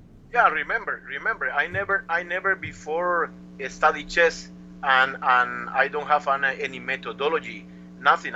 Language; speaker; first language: English; non-native, learner; Spanish